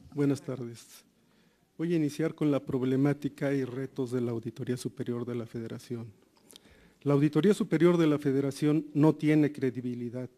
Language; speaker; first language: Spanish; native; Spanish